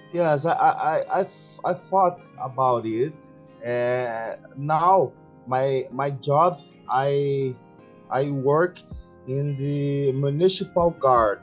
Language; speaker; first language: English; non-native, learner; Portuguese